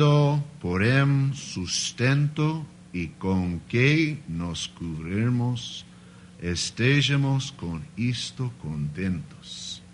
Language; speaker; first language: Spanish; non-native, learner; Portuguese